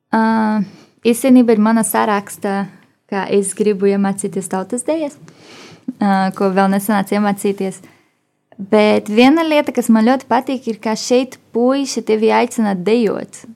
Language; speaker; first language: Latvian; non-native, fluent; Portuguese